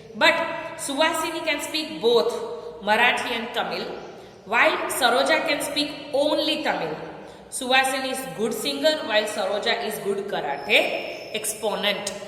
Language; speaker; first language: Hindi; non-native, local second language; Gujarati